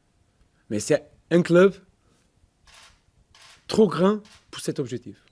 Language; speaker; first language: French; non-native, fluent; Portuguese